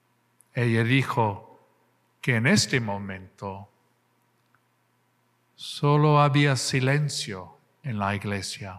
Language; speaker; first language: Spanish; non-native, fluent; English